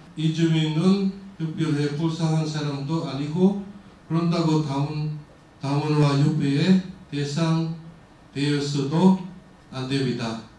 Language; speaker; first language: Korean; non-native, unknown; Filipino